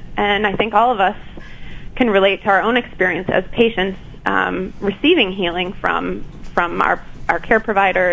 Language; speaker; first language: English; native; English